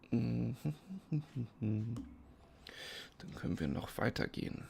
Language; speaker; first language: German; non-native, fluent; English